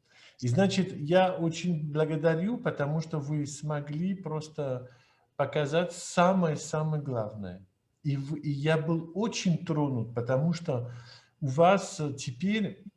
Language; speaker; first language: Russian; non-native, fluent; French